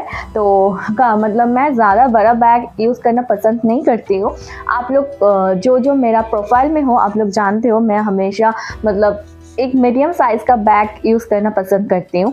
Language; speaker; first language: Hindi; non-native, local second language; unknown